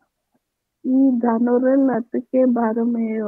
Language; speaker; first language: Korean; non-native, learner; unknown